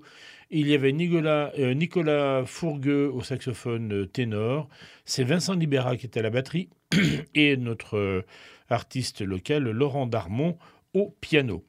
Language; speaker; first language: French; native; French